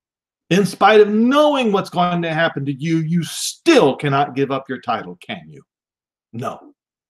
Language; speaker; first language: English; native; English